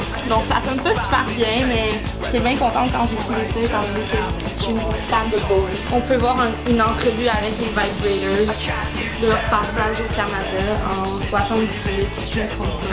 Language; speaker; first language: French; native; French